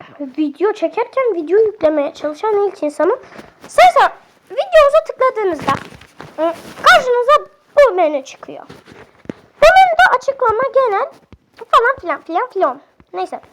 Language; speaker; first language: Turkish; native; Turkish